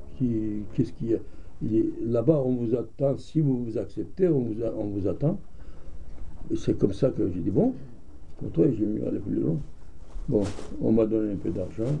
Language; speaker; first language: French; non-native, fluent; Armenian